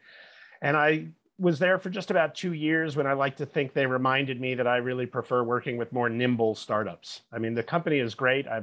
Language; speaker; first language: English; native; English